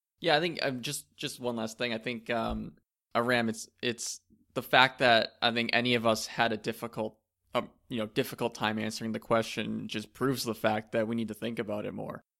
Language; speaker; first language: English; native; English